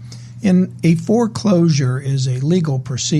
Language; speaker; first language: English; native; English